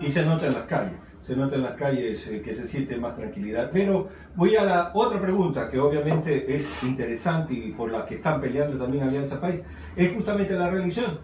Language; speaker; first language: Spanish; native; Spanish